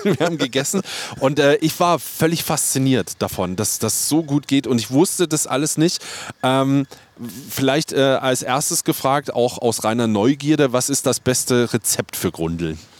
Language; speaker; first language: German; native; German